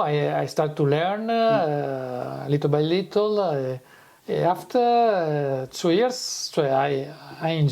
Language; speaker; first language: English; non-native, fluent; Italian